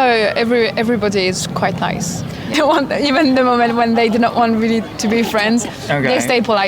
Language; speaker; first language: English; non-native, fluent; French